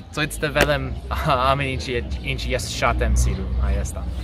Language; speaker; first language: Armenian; non-native, learner; English